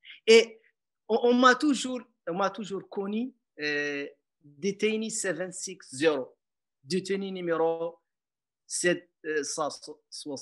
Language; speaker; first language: French; non-native, local second language; Arabic